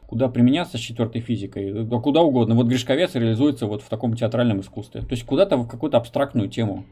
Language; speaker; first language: Russian; native; Russian